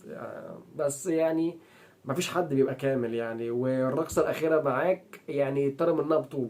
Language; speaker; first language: Arabic; native; Arabic